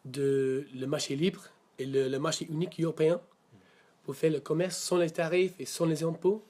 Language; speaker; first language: French; non-native, learner; English